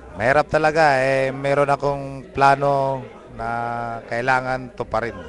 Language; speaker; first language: Filipino; native; Filipino